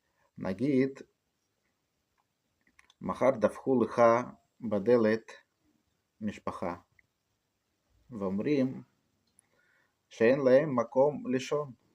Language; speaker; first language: Hebrew; non-native, fluent; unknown